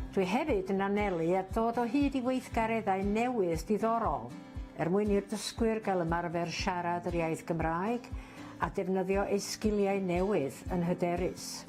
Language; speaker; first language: Welsh; non-native, fluent; English